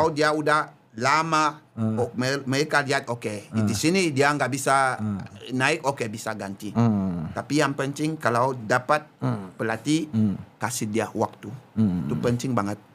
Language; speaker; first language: Indonesian; non-native, learner; Japanese